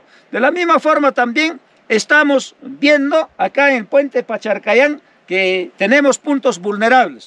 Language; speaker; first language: Spanish; native; Spanish